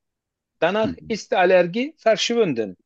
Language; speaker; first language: German; non-native, learner; Turkish